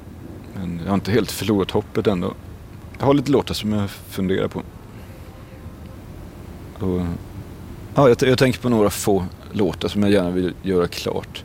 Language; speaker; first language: Swedish; native; Swedish